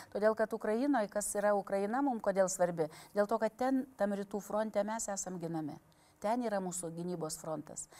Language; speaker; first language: Lithuanian; native; Lithuanian